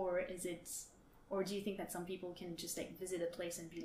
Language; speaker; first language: English; non-native, fluent; French